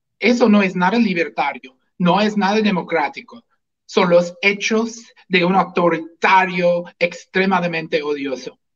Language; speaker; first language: Spanish; non-native, fluent; English